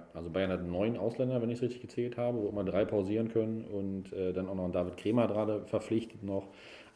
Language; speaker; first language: German; native; German